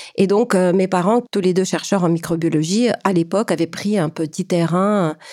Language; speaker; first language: French; non-native, fluent; Ukrainian